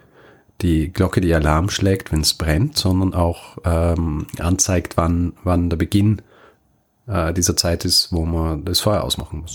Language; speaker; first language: German; native; German